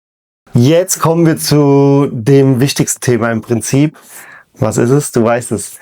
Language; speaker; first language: German; native; German